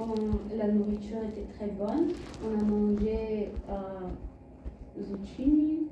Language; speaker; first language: French; non-native, learner; Bulgarian